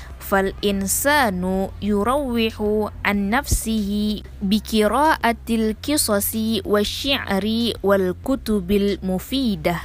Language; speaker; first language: Arabic; non-native, learner; Indonesian